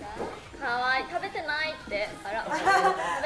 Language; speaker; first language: Japanese; native; Japanese